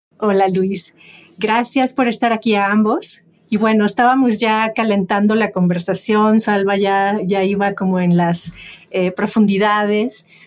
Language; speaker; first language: Spanish; native; Spanish